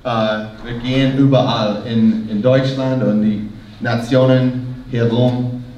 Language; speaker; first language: German; non-native, learner; English